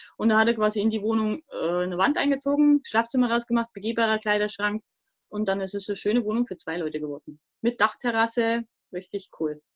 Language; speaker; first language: German; native; German